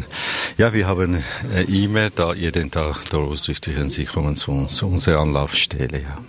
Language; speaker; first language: German; non-native, learner; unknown